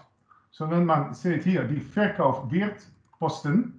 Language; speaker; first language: German; non-native, learner; Dutch